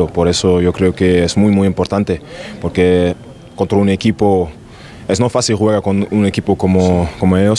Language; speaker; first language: Spanish; non-native, learner; German